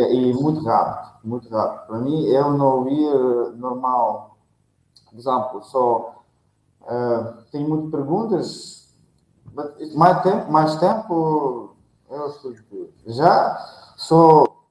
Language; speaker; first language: Portuguese; non-native, learner; Russian